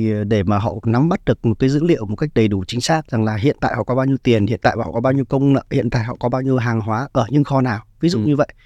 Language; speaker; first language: Vietnamese; native; Vietnamese